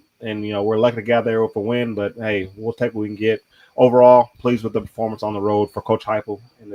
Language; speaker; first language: English; native; English